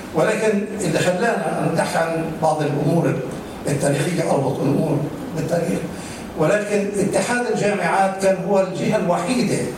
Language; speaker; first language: Arabic; native; Arabic